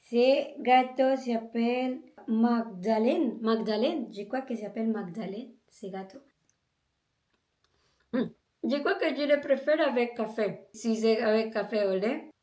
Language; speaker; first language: French; non-native, learner; Spanish